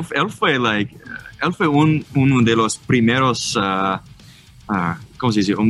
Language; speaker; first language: Spanish; non-native, learner; English